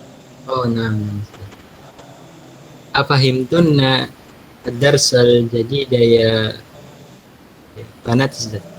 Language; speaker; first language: Arabic; non-native, learner; Indonesian